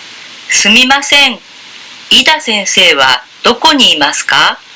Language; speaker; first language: Japanese; non-native, learner; Indonesian